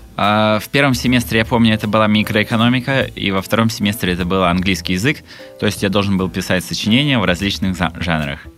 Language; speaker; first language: Russian; native; Russian